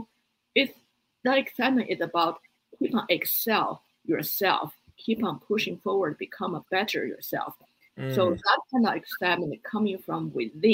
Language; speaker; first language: English; non-native, fluent; Chinese